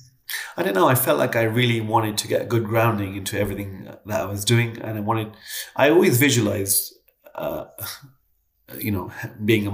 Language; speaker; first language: English; native; English